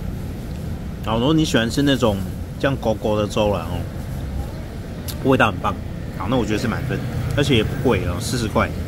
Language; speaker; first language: Chinese; native; Chinese